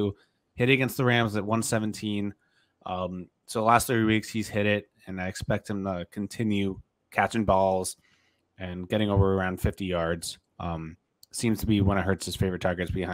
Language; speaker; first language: English; native; English